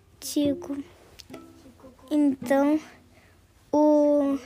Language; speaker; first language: Portuguese; early bilingual, heritage; Portuguese